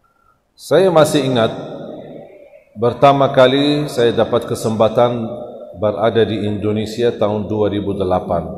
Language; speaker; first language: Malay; non-native, fluent; Arabic